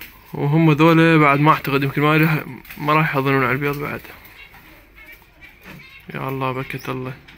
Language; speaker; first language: Arabic; native; Arabic